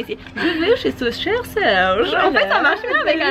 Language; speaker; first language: French; native; French